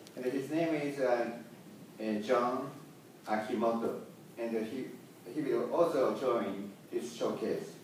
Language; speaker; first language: English; non-native, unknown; Japanese